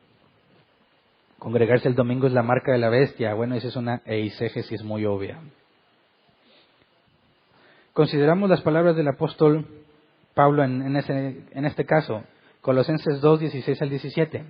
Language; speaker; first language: Spanish; native; Spanish